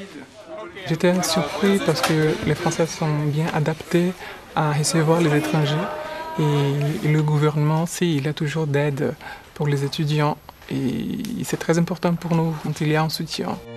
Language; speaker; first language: French; non-native, learner; Portuguese